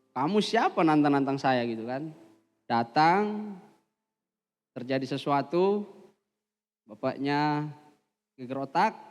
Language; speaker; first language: Indonesian; native; Indonesian